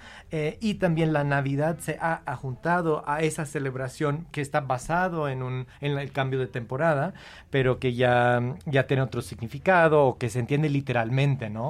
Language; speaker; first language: Spanish; non-native, fluent; English